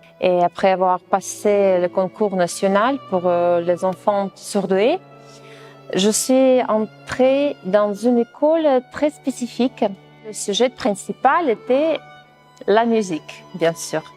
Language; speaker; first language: French; non-native, fluent; Russian